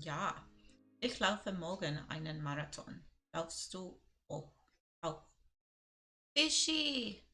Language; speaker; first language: German; non-native, learner; English